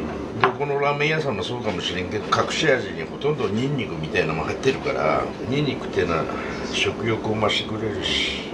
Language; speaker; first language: Japanese; native; Japanese